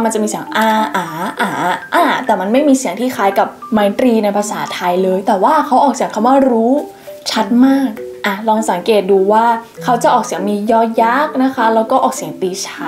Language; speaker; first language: Thai; native; Thai